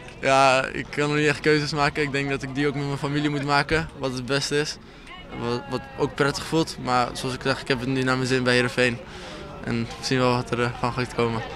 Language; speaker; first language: Dutch; early bilingual, other home language; Kurdish